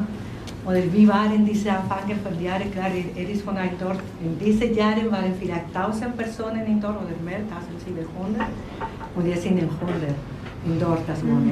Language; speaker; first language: German; non-native, learner; Spanish